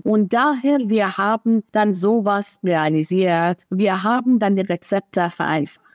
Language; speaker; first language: German; non-native, fluent; Persian